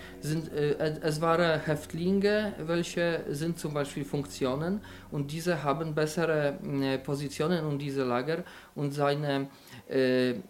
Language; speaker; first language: German; non-native, learner; Polish